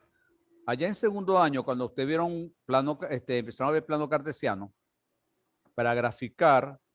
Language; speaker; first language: Spanish; native; Spanish